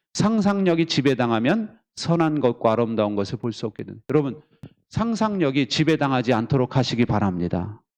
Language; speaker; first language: Korean; native; Korean